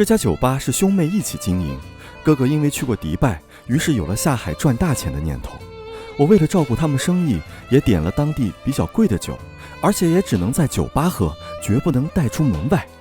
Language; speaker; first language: Chinese; native; Chinese